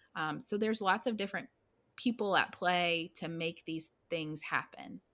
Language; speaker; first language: English; native; English